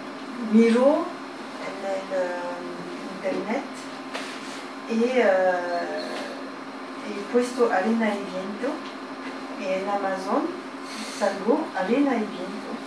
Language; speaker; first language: Spanish; early bilingual, heritage; French